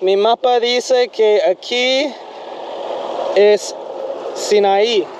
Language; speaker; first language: Spanish; non-native, learner; English